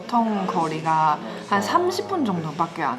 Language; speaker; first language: Korean; non-native, fluent; Chinese